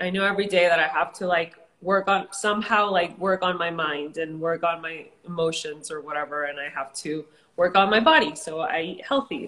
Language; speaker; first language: English; early bilingual, other home language; Spanish